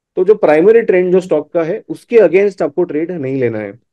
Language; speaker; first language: Hindi; non-native, local second language; Gujarati